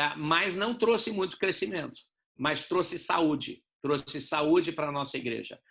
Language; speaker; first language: Portuguese; non-native, fluent; English